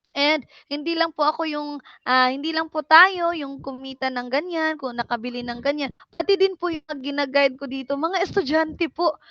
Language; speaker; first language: Filipino; non-native, local second language; Cebuano